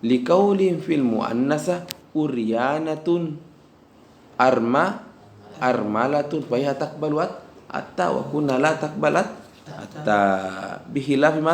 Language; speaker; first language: Arabic; non-native, fluent; Indonesian